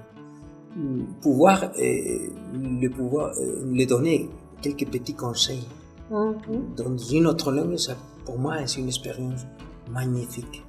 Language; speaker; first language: French; non-native, fluent; Spanish